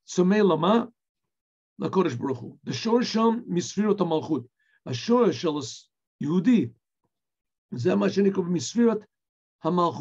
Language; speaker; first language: Hebrew; non-native, fluent; English